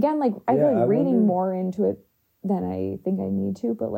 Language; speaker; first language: English; native; English